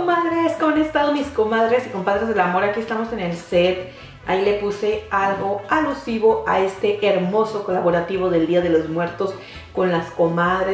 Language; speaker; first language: Spanish; native; Spanish